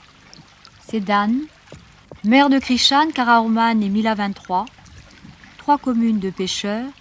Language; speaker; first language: French; native; French